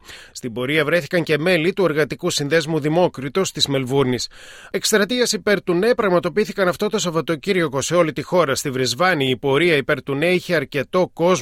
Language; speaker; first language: Greek; native; Greek